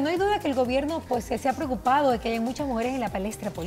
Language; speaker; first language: Spanish; native; Spanish